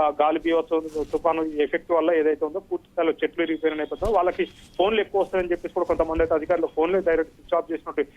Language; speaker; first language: Telugu; native; Telugu